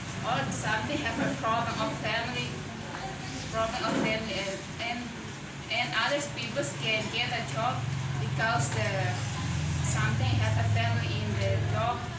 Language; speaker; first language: English; non-native, learner; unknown